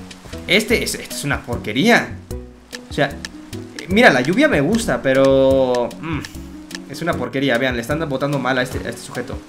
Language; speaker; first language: Spanish; native; Spanish